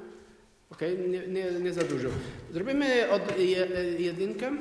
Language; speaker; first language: Polish; non-native, learner; Portuguese